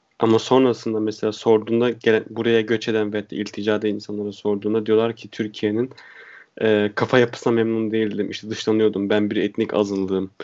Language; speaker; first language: Turkish; native; Turkish